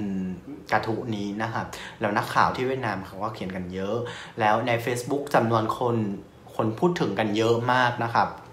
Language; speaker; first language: Thai; non-native, fluent; Vietnamese